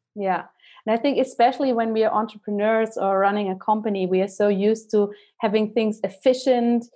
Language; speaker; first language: English; non-native, fluent; German